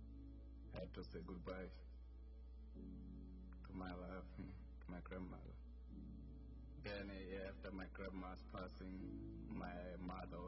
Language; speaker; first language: English; non-native, local second language; Southern Sotho